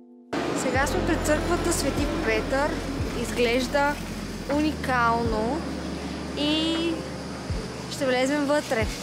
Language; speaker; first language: Bulgarian; native; Bulgarian